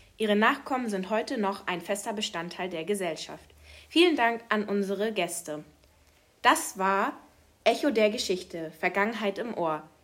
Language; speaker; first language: German; native; German